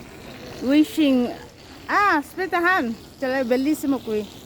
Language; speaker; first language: Italian; non-native, learner; Filipino